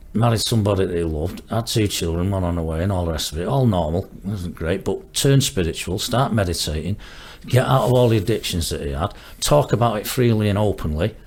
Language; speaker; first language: English; native; English